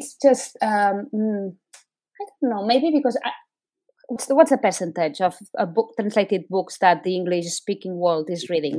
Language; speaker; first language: English; non-native, fluent; Spanish